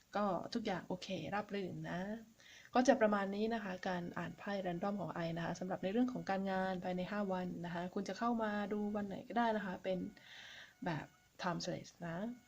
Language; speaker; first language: Thai; native; Thai